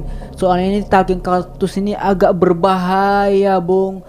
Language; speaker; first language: Indonesian; native; Indonesian